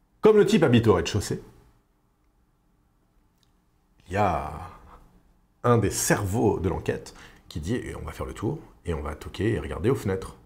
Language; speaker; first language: French; native; French